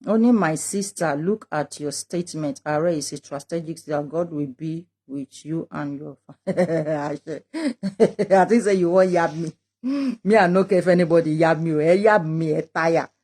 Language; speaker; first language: English; non-native, local second language; Yoruba